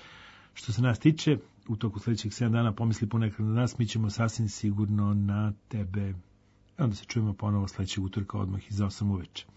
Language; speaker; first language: Croatian; native; Croatian